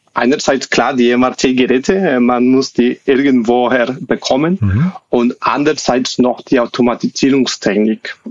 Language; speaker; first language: German; non-native, fluent; Spanish